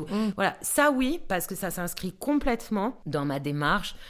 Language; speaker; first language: French; native; French